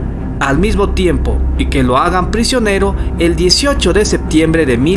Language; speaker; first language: Spanish; native; Spanish